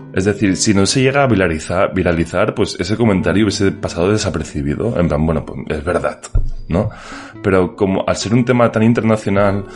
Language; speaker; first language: Spanish; native; Spanish